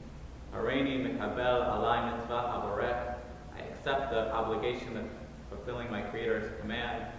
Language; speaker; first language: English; native; English